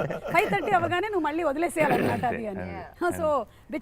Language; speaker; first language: Telugu; native; Telugu